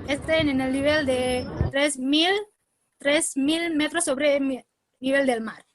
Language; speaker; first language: Spanish; non-native, learner; Indonesian